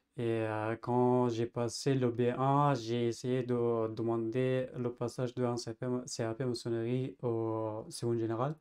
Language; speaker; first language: French; non-native, fluent; Persian